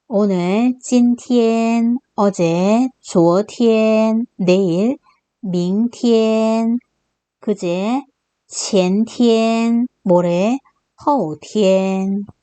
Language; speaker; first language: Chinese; non-native, fluent; Korean